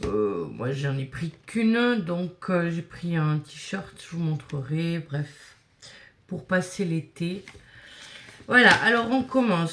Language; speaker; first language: French; native; French